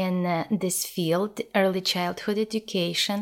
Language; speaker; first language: English; non-native, learner; Ukrainian